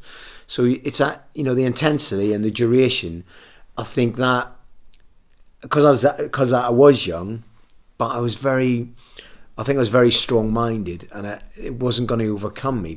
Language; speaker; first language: English; native; English